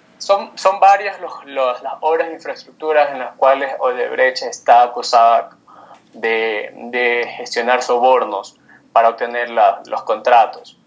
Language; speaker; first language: Spanish; native; Spanish